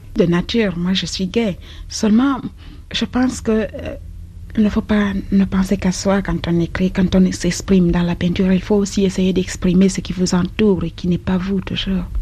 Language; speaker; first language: French; non-native, local second language; Basaa